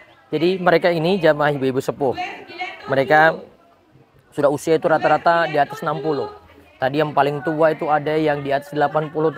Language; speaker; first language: Indonesian; native; Indonesian